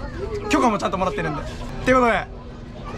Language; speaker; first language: Japanese; native; Japanese